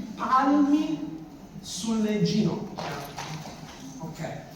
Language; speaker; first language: Italian; non-native, fluent; English